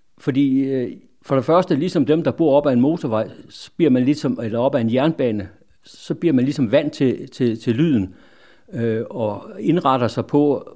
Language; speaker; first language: Danish; native; Danish